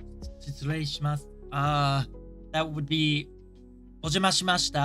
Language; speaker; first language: Japanese; non-native, learner; English